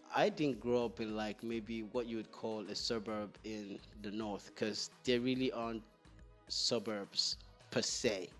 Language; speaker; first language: English; non-native, local second language; Igbo